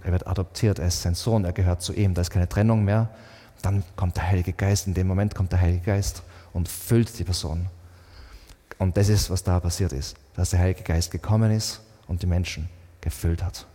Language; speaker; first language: German; native; German